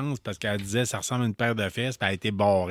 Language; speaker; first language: French; native; French